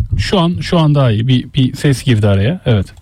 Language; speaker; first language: Turkish; native; Turkish